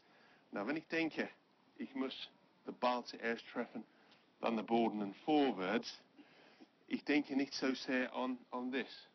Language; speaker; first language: German; non-native, learner; English